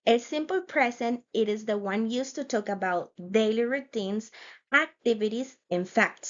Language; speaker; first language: English; non-native, fluent; Spanish